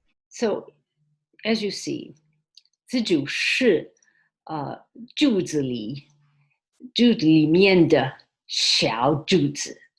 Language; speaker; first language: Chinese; early bilingual, heritage; Chinese